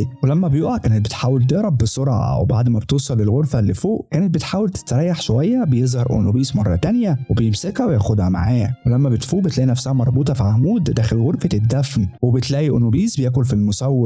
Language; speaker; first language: Arabic; native; Arabic